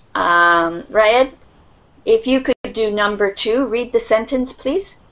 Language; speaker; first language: English; native; English